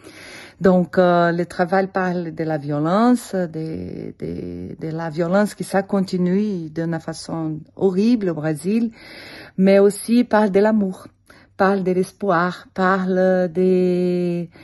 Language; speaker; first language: French; non-native, fluent; Portuguese